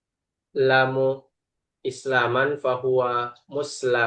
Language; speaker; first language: Arabic; non-native, learner; Indonesian